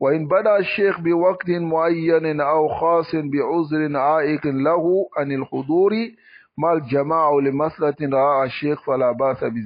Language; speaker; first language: Arabic; non-native, fluent; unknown